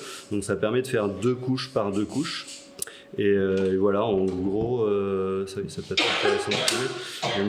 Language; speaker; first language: French; native; French